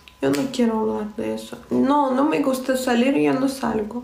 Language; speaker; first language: Spanish; non-native, fluent; Russian